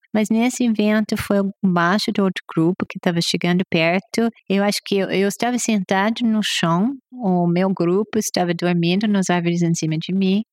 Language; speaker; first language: Portuguese; non-native, fluent; English